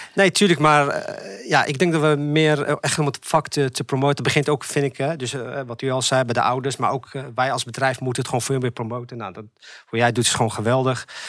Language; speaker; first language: Dutch; early bilingual, other home language; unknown